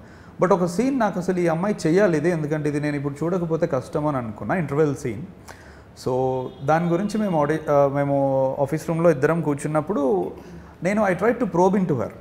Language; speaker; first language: Telugu; native; Telugu